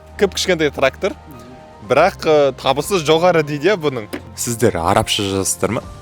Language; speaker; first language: Kazakh; native; Kazakh